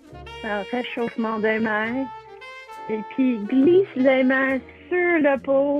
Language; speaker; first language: French; non-native, fluent; English